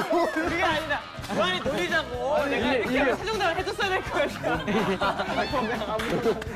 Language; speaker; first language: Korean; native; Korean